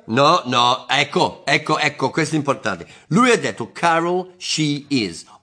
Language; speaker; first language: Italian; non-native, fluent; English